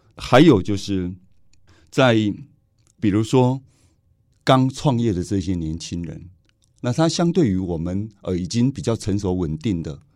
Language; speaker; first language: Chinese; native; Chinese